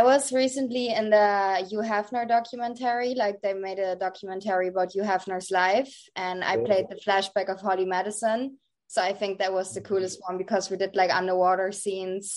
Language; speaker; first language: English; non-native, fluent; Dutch